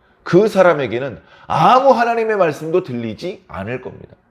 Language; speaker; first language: Korean; native; Korean